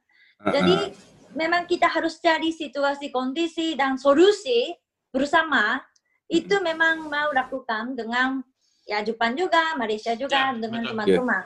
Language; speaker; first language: Indonesian; non-native, fluent; Japanese